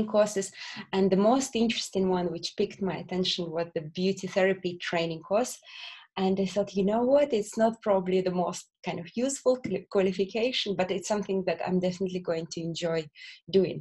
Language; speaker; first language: English; non-native, fluent; Russian